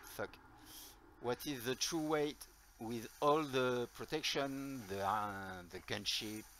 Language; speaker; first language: English; non-native, learner; French